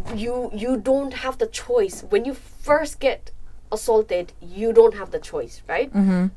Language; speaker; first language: English; non-native, local second language; Nepali